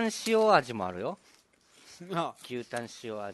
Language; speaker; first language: Japanese; native; Japanese